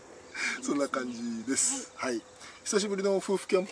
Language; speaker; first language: Japanese; native; Japanese